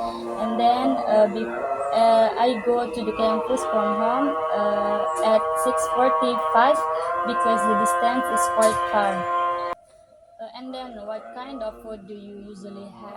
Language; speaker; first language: English; non-native, learner; Indonesian